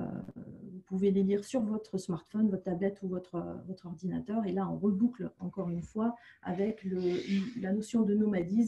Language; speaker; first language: French; native; French